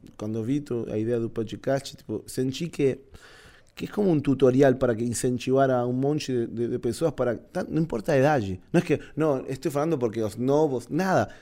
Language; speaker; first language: Portuguese; non-native, learner; Spanish